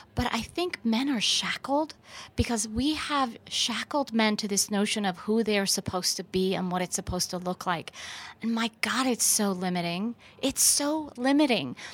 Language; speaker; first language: English; early bilingual, other home language; Persian